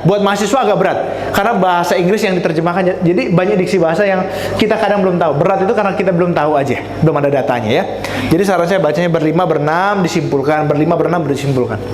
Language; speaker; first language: Indonesian; native; Indonesian